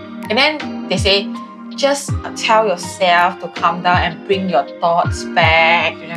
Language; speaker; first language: English; non-native, local second language; Chinese